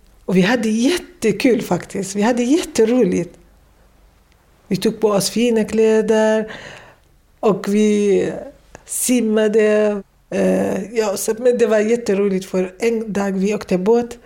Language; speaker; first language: Swedish; non-native, fluent; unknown